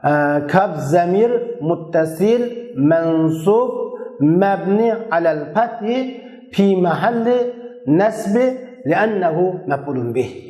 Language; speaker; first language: Arabic; non-native, fluent; Uzbek